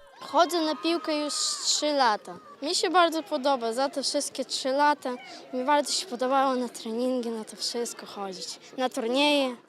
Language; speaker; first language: Polish; early bilingual, heritage; Polish